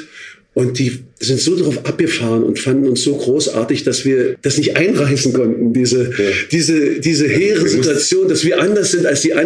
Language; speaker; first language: German; native; German